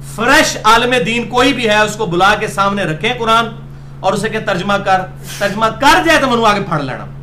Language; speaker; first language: Urdu; non-native, local second language; Punjabi